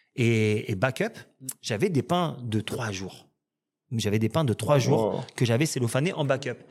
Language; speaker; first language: French; native; French